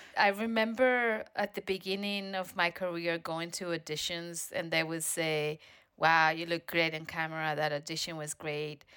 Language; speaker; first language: English; non-native, fluent; Spanish